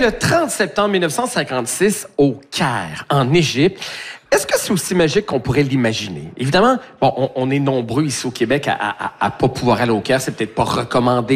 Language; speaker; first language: French; native; French